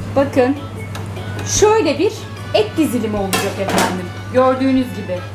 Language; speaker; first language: Turkish; native; Turkish